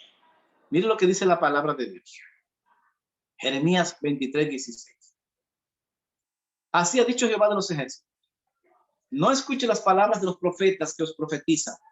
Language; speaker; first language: Spanish; native; Spanish